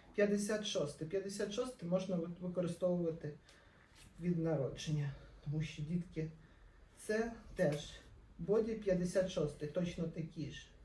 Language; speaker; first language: Ukrainian; non-native, local second language; Russian